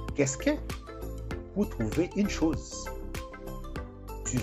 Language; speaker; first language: French; non-native, fluent; Portuguese